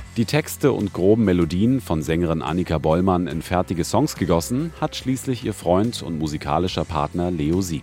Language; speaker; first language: German; native; German